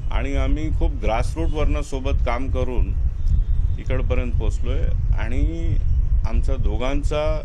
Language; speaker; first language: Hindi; non-native, local second language; Gujarati